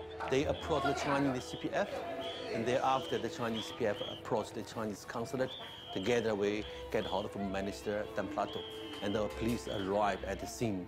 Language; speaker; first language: English; non-native, fluent; Chinese